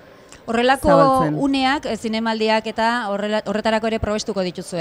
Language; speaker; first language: Basque; native; Basque